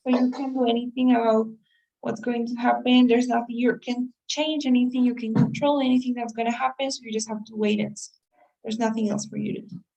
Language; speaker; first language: English; non-native, fluent; Spanish